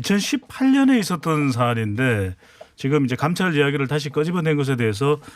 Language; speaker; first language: Korean; native; Korean